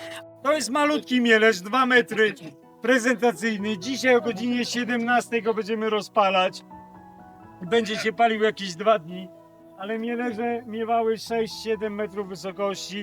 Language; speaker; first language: Polish; native; Polish